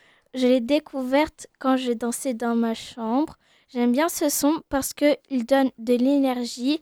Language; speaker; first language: French; native; French